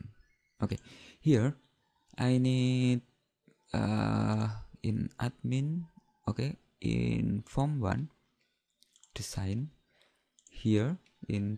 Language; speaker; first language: English; non-native, learner; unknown